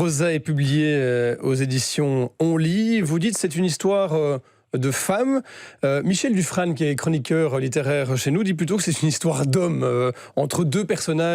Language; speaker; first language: French; native; French